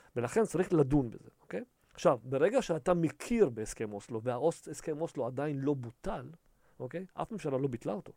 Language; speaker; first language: Hebrew; early bilingual, other home language; Russian